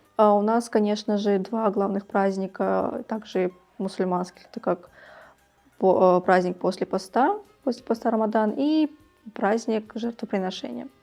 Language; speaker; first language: Russian; early bilingual, other home language; Tajik